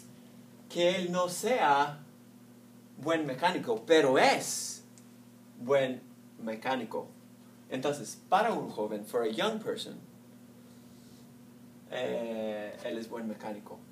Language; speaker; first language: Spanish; non-native, fluent; English